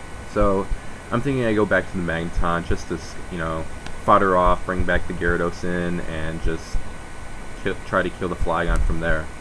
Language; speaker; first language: English; native; English